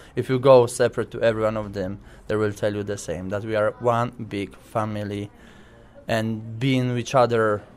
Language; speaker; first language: English; non-native, learner; Polish